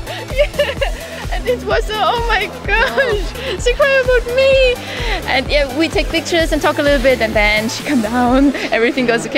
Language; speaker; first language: English; non-native, fluent; German